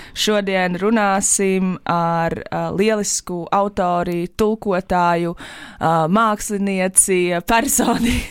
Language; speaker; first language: Latvian; native; Latvian